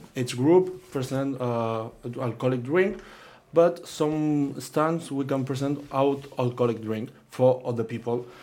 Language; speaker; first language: English; non-native, learner; Catalan